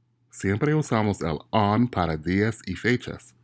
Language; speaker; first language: Spanish; non-native, fluent; English